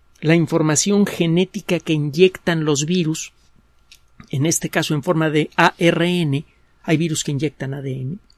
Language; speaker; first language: Spanish; native; Spanish